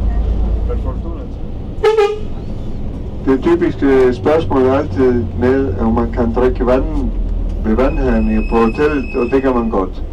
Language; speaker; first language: Danish; non-native, fluent; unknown